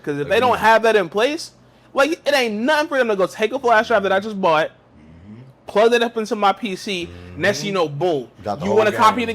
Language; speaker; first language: English; native; English